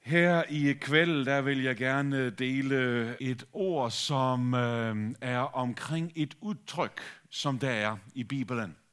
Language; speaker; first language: Danish; native; Danish